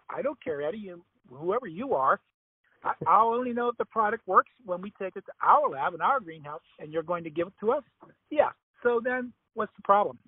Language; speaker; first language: English; native; English